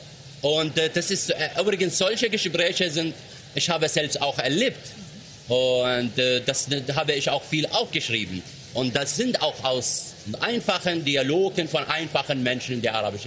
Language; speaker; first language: German; non-native, fluent; Arabic